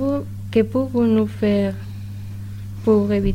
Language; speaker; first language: French; non-native, learner; Spanish